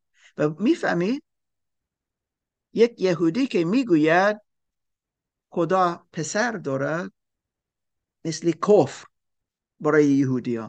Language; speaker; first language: Persian; non-native, fluent; German